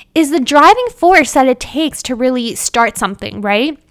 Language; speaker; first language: English; early bilingual, other home language; Hindi